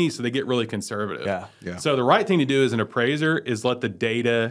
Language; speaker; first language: English; native; English